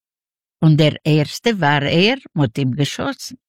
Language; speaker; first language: German; non-native, fluent; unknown